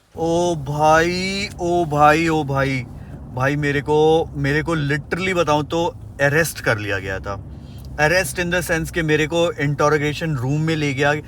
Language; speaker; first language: Hindi; native; Hindi